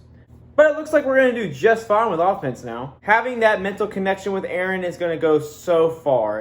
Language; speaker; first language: English; native; English